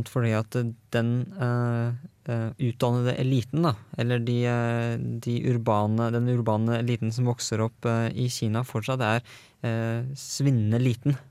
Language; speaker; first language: Norwegian; native; Norwegian